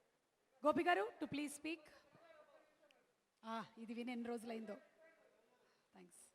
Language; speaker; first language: Telugu; native; Telugu